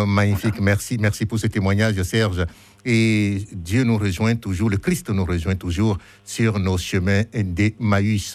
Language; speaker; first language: French; native; French